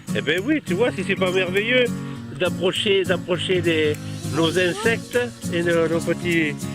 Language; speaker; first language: French; native; French